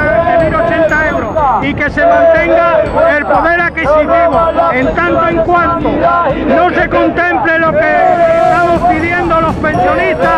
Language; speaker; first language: Spanish; native; Spanish